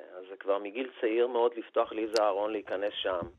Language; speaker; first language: Hebrew; non-native, fluent; Persian